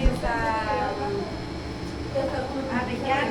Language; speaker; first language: Spanish; non-native, learner; English